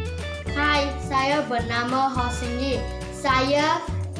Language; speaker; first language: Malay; non-native, local second language; Chinese